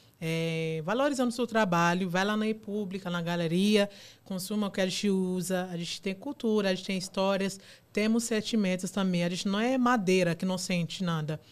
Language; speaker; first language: Portuguese; non-native, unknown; Yoruba